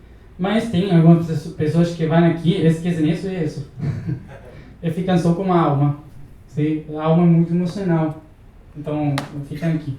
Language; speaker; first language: Portuguese; non-native, learner; Spanish